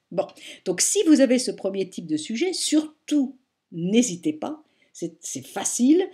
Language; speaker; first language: French; native; French